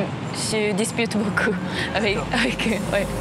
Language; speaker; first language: French; non-native, learner; Japanese